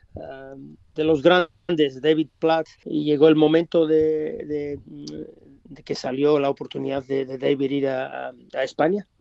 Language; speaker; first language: Spanish; non-native, fluent; English